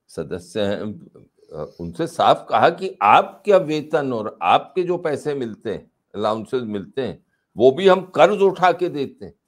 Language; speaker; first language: Hindi; native; Hindi